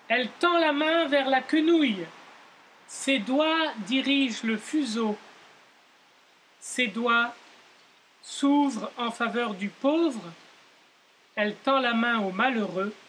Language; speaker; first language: French; native; French